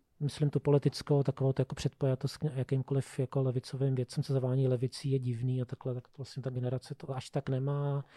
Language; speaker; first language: Czech; native; Czech